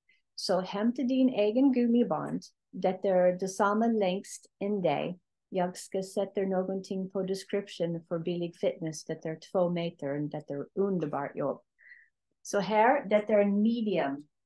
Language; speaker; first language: Swedish; non-native, learner; English